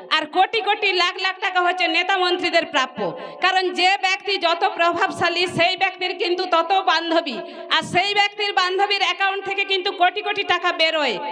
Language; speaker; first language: Bangla; non-native, local second language; Santali